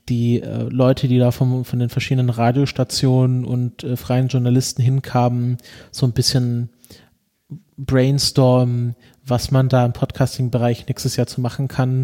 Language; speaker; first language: German; native; German